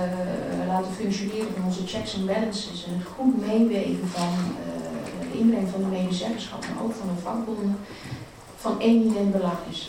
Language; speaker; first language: Dutch; native; Dutch